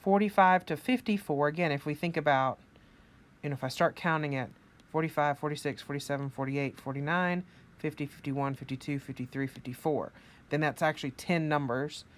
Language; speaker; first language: English; native; English